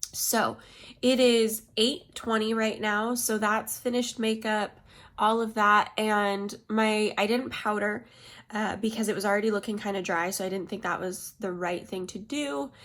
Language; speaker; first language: English; native; English